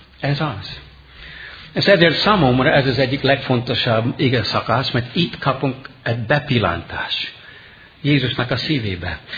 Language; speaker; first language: Hungarian; non-native, fluent; English